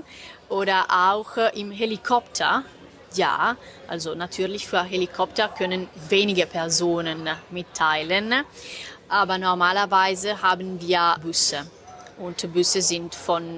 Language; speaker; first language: German; non-native, fluent; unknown